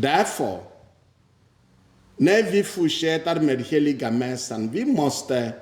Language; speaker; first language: Swedish; non-native, fluent; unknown